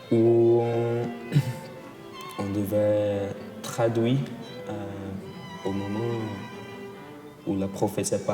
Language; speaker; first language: French; non-native, fluent; Portuguese